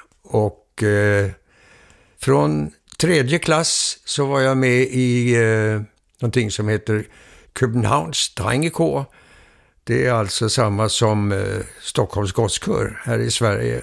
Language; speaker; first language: Swedish; early bilingual, heritage; Swedish